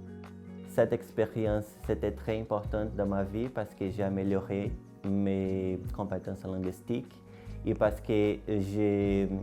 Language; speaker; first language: French; non-native, learner; Portuguese